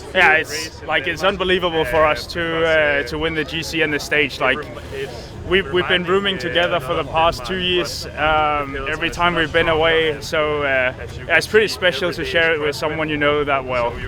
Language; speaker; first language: English; non-native, fluent; Danish